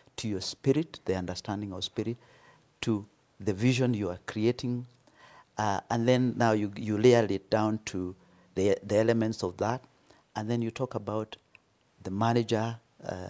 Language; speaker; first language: English; non-native, local second language; Kikuyu